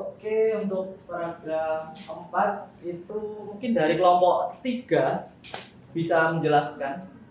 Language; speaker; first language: Indonesian; native; Indonesian